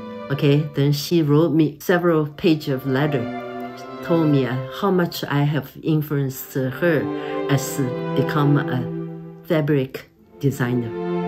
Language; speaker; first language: English; non-native, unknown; Chinese